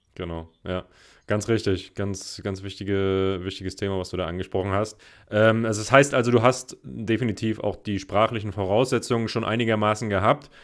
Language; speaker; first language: German; native; German